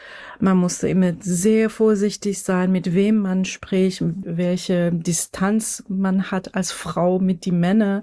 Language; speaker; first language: German; non-native, fluent; Persian